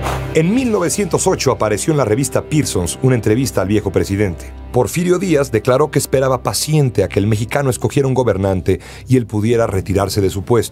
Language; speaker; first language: Spanish; native; Spanish